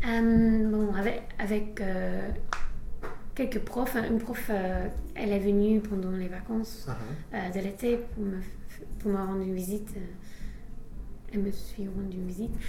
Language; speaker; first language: French; non-native, fluent; English